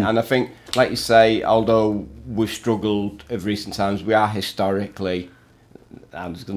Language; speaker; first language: English; native; English